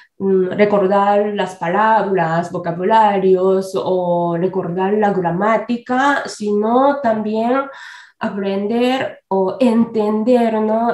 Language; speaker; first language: Spanish; non-native, fluent; Japanese